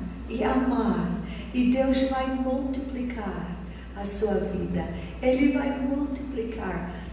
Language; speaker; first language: Portuguese; non-native, fluent; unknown